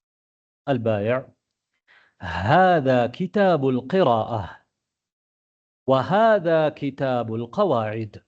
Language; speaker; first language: Arabic; non-native, fluent; Tamil